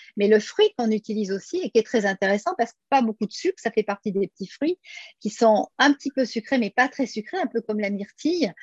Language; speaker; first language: French; native; French